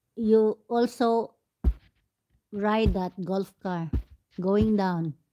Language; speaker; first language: English; non-native, local second language; Cebuano